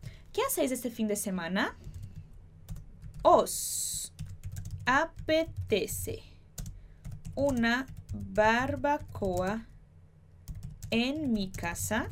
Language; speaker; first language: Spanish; non-native, fluent; Portuguese